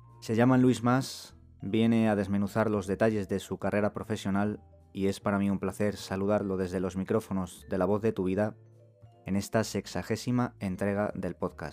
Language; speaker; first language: Spanish; native; Spanish